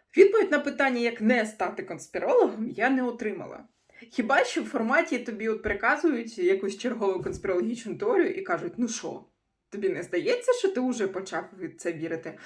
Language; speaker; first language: Ukrainian; non-native, local second language; Russian